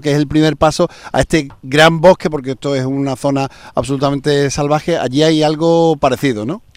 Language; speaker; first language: Spanish; native; Spanish